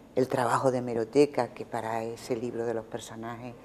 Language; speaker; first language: Spanish; native; Spanish